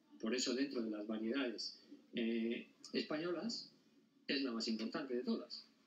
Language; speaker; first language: Spanish; native; Spanish